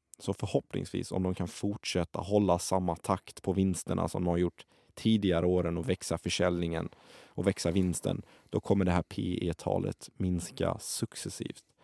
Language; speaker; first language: Swedish; early bilingual, other home language; Arabic